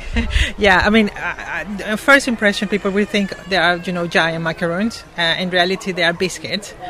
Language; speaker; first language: English; non-native, fluent; Spanish